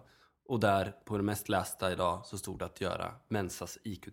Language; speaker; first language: Swedish; native; Swedish